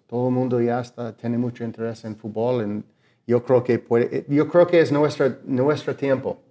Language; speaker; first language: Spanish; non-native, learner; English